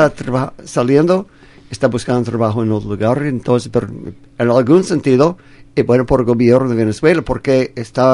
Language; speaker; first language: Spanish; non-native, fluent; English